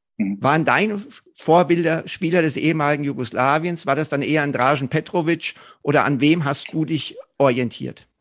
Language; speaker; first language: German; native; German